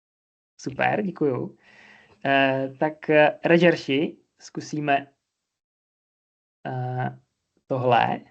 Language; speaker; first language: Czech; non-native, fluent; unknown